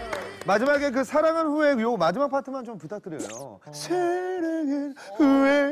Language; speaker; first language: Korean; native; Korean